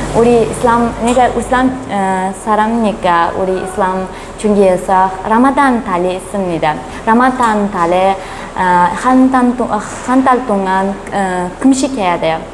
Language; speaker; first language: Korean; non-native, learner; Uzbek